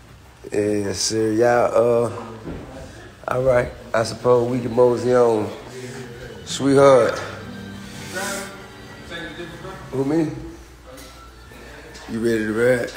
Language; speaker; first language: English; native; English